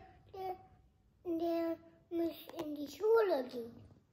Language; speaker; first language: German; early bilingual, other home language; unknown